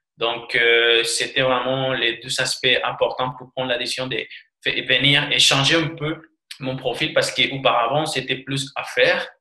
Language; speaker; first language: French; non-native, fluent; Spanish